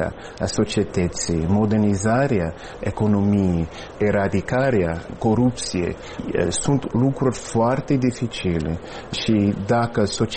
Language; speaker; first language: Romanian; non-native, fluent; English